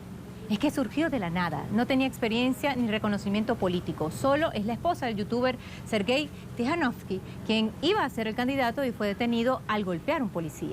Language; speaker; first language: Spanish; native; Spanish